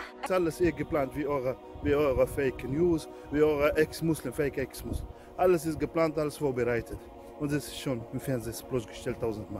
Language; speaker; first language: German; non-native, fluent; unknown